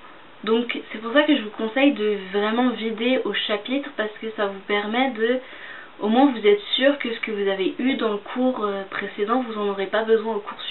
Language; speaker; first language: French; native; French